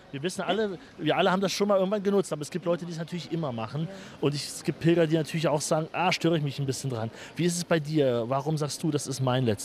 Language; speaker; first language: German; native; German